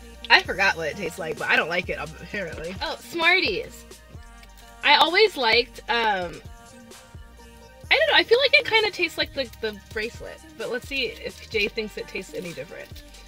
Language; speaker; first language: English; native; English